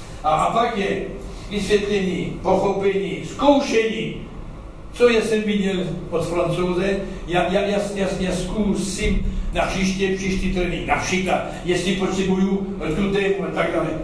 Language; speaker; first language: Czech; non-native, learner; French